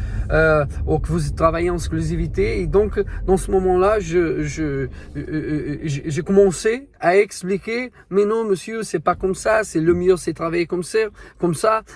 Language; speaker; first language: French; non-native, learner; Portuguese